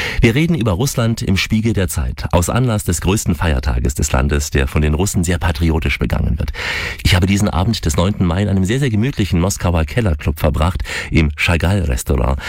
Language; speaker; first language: German; native; German